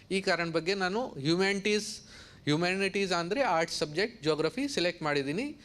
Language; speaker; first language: Kannada; non-native, learner; Hindi